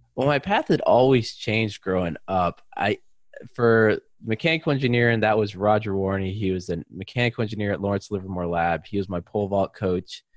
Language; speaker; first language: English; native; English